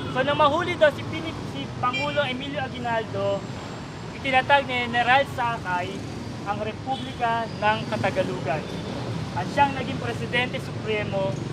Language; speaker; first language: Filipino; native; Filipino